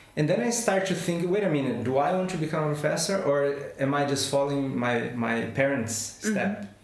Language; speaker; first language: English; non-native, fluent; Portuguese